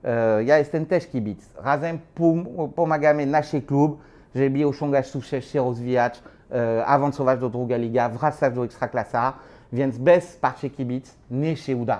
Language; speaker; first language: Polish; non-native, learner; French